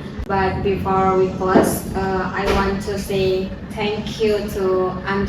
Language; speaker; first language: English; non-native, learner; Indonesian